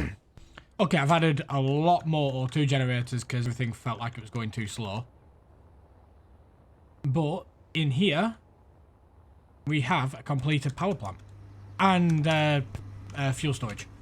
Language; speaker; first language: English; native; English